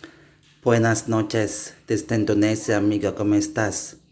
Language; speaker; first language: Spanish; non-native, learner; Indonesian